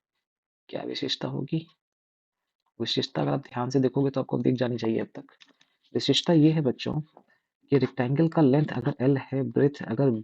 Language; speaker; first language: Hindi; native; Hindi